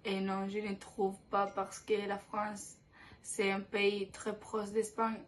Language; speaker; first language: French; non-native, learner; Spanish